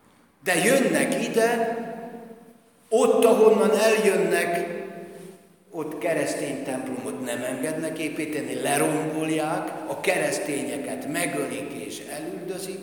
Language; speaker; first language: Hungarian; native; Hungarian